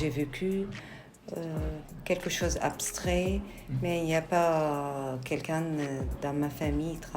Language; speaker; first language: French; non-native, learner; Arabic